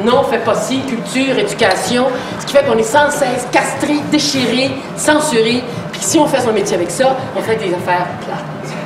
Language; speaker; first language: French; native; French